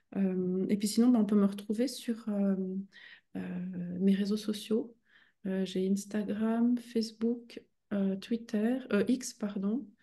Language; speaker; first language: French; native; French